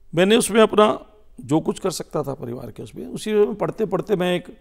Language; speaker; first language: Hindi; native; Hindi